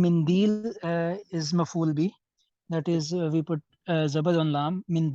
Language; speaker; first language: English; non-native, learner; Urdu